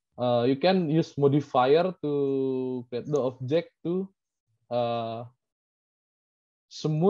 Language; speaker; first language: English; non-native, learner; Indonesian